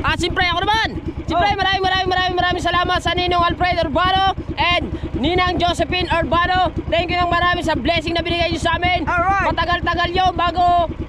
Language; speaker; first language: Filipino; native; Filipino